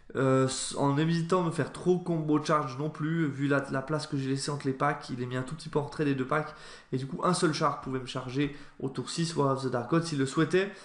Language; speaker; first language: French; native; French